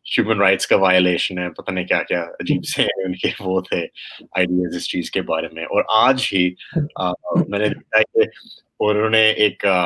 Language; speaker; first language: Urdu; early bilingual, heritage; Urdu